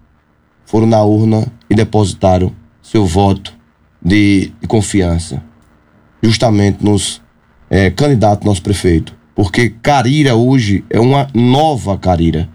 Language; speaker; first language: Portuguese; native; Portuguese